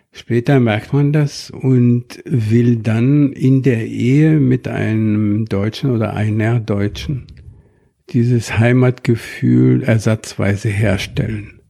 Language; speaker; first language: German; non-native, fluent; Arabic